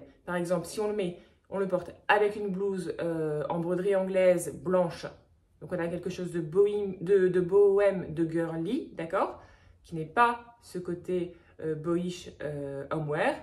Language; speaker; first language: French; native; French